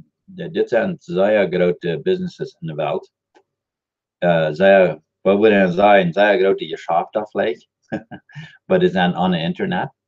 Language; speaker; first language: German; non-native, learner; Dutch